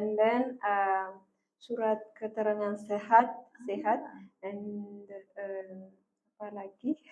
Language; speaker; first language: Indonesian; non-native, fluent; Malagasy